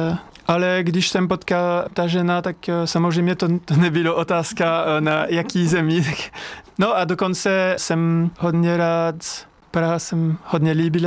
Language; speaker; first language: Czech; non-native, fluent; French